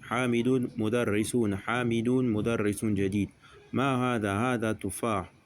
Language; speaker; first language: Arabic; non-native, fluent; French